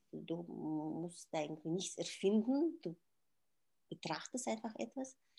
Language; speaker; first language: German; non-native, fluent; Russian